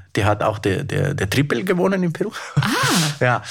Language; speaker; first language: German; non-native, fluent; Spanish